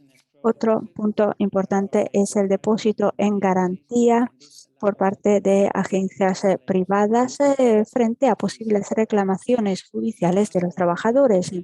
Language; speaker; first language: Spanish; non-native, fluent; French